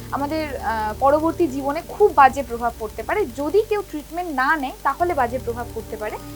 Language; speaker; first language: Bangla; native; Bangla